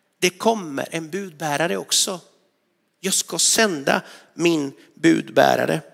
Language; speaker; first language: Swedish; non-native, fluent; Spanish